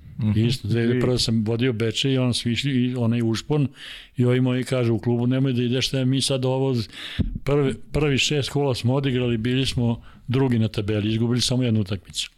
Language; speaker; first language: Serbian; native; Serbian